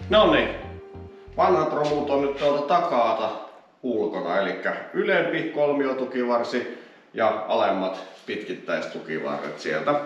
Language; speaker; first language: Finnish; native; Finnish